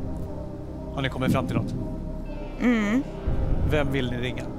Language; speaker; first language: Swedish; native; Swedish